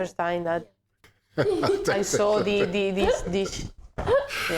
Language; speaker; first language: English; non-native, learner; Spanish